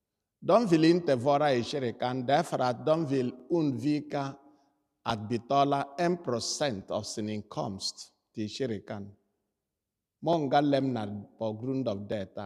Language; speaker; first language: Swedish; non-native, fluent; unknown